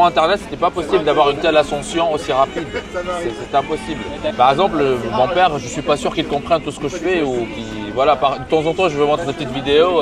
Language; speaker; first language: French; native; French